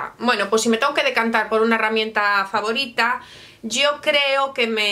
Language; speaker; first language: Spanish; native; Spanish